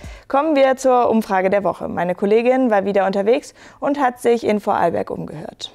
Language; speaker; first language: German; native; German